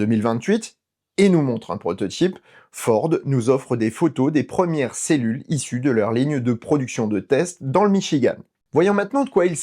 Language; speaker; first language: French; native; French